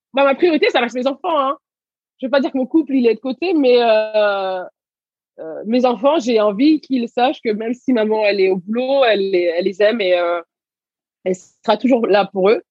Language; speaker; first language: French; early bilingual, other home language; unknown